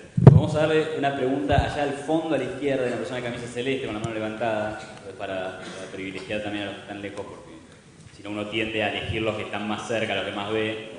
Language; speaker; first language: Spanish; native; Spanish